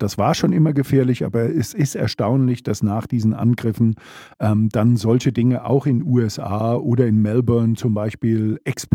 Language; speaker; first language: German; native; German